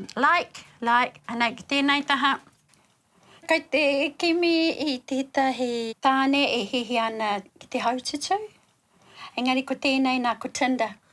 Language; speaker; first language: Māori; native; Māori